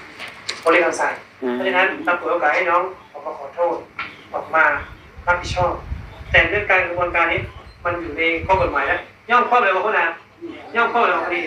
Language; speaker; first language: Thai; native; Thai